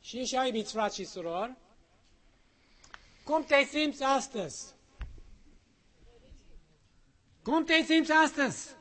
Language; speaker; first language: Romanian; non-native, learner; English